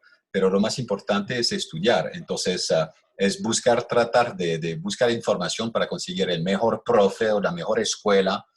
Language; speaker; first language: Spanish; non-native, fluent; French